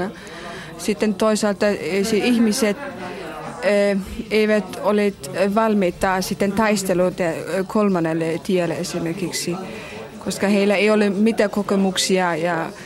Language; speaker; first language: Finnish; non-native, fluent; German